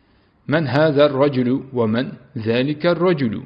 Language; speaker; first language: Arabic; non-native, fluent; Uzbek